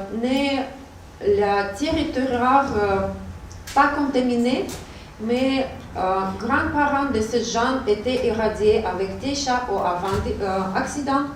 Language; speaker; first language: French; non-native, learner; Russian